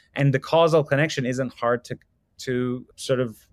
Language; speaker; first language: English; non-native, fluent; Persian